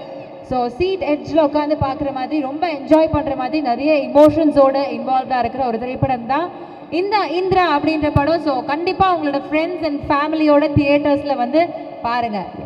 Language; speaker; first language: Tamil; native; Tamil